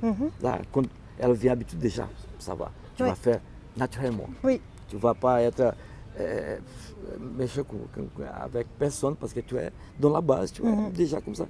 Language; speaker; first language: French; non-native, learner; Portuguese